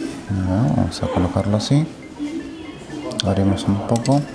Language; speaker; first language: Spanish; native; Spanish